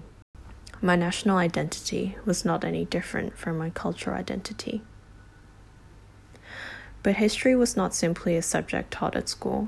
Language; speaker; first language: English; non-native, local second language; Cantonese